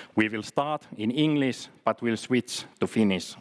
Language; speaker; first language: English; non-native, fluent; Finnish